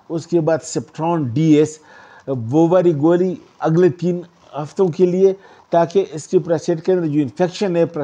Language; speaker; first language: Urdu; non-native, local second language; Pashto